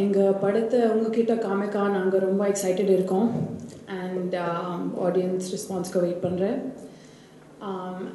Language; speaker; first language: Tamil; non-native, learner; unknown